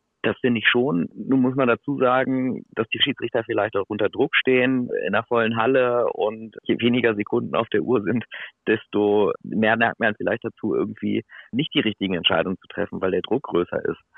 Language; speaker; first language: German; native; German